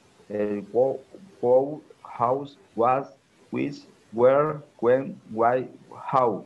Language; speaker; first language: English; non-native, learner; Spanish